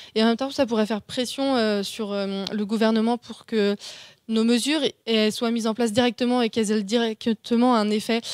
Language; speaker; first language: French; native; French